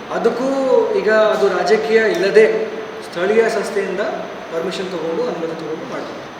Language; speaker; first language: Kannada; non-native, fluent; Odia